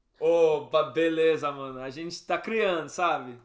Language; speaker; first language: Portuguese; non-native, fluent; English